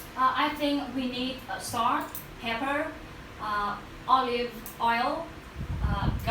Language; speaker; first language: English; non-native, learner; Vietnamese